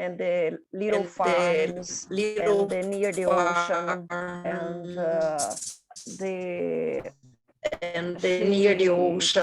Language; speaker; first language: English; non-native, learner; Portuguese